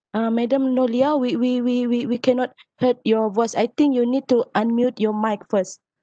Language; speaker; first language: English; non-native, local second language; Malay